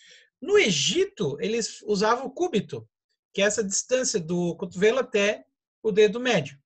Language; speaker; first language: Portuguese; native; Portuguese